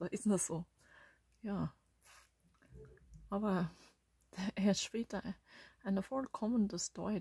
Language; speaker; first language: German; non-native, learner; Korean